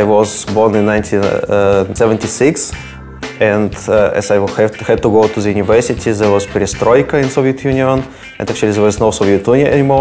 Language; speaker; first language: English; non-native, learner; Russian